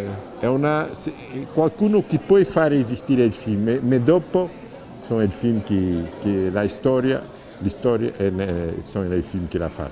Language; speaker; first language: Italian; non-native, learner; Portuguese